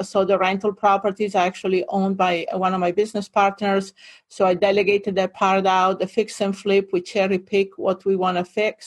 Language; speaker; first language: English; non-native, fluent; Italian